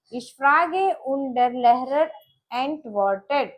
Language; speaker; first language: German; non-native, learner; Gujarati